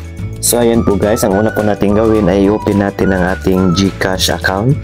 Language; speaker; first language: Filipino; native; Filipino